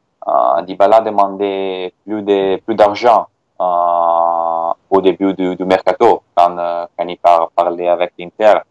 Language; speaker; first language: French; non-native, fluent; Italian